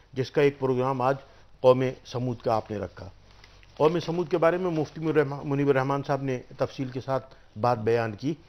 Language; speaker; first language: Urdu; native; Urdu